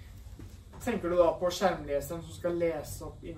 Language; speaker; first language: Norwegian; native; Norwegian